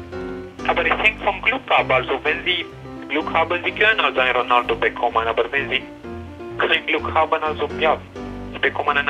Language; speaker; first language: German; non-native, learner; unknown